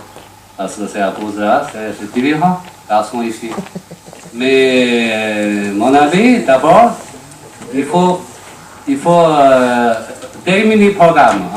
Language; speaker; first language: French; non-native, learner; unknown